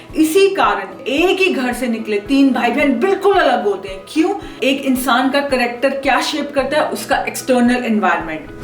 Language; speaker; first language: Hindi; native; Hindi